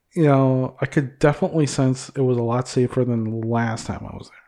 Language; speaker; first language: English; early bilingual, other home language; Cebuano